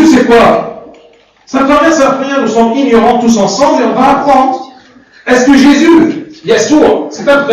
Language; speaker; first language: French; non-native, fluent; Arabic